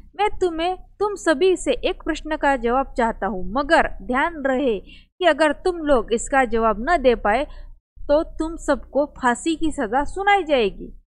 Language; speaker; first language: Hindi; non-native, local second language; Marathi